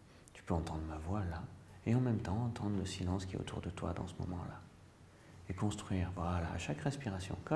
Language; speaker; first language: French; native; French